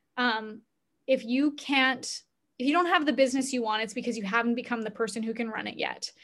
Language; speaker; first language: English; native; English